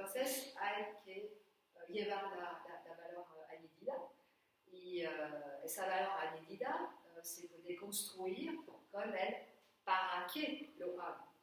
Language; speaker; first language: Spanish; non-native, learner; French